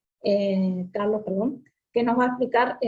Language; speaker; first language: Spanish; native; Spanish